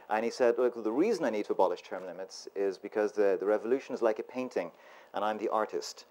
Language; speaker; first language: English; native; English